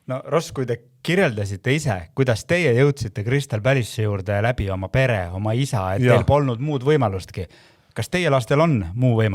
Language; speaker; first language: Estonian; native; Estonian